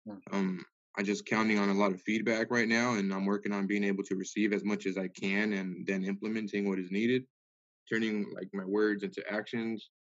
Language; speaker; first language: English; early bilingual, other home language; Spanish